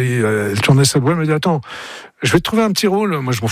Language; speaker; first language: French; native; French